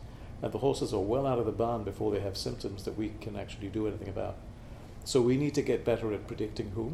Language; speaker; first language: English; non-native, local second language; Tamil